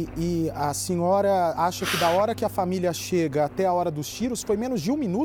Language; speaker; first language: Portuguese; native; Portuguese